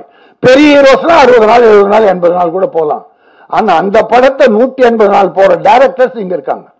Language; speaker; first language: Tamil; native; Tamil